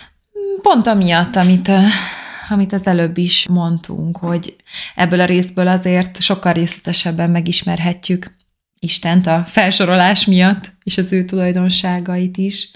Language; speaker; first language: Hungarian; native; Hungarian